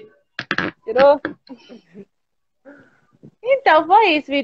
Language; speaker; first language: Portuguese; native; Portuguese